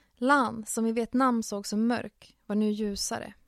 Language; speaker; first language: Swedish; early bilingual, other home language; Finnish